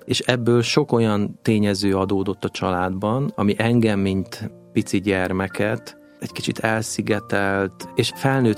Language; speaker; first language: Hungarian; native; Hungarian